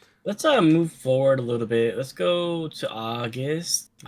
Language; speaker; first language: English; native; English